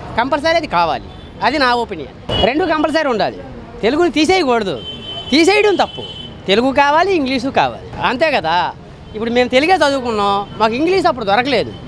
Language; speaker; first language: Telugu; native; Telugu